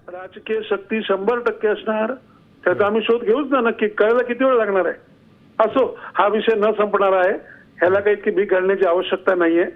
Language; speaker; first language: Marathi; native; Marathi